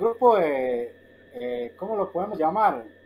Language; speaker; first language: Spanish; native; Spanish